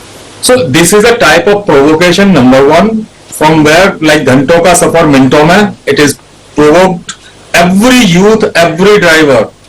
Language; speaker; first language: English; non-native, local second language; Hindi